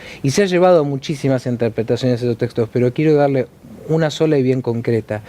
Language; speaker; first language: Spanish; native; Spanish